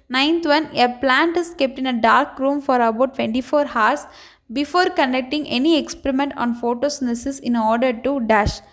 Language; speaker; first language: English; non-native, local second language; Tamil